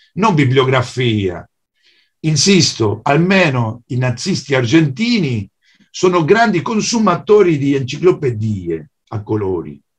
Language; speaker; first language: Italian; non-native, fluent; Spanish